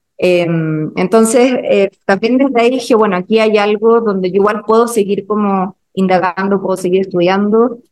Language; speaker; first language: Spanish; native; Spanish